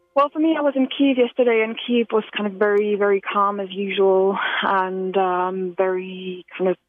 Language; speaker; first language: English; non-native, fluent; Slovak